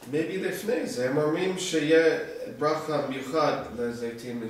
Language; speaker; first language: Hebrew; non-native, learner; English